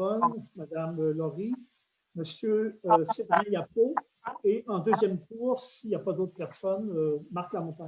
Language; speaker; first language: French; native; French